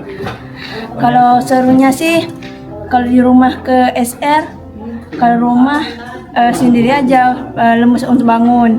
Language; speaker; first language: Indonesian; native; Indonesian